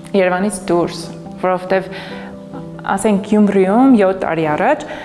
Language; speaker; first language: Armenian; non-native, fluent; English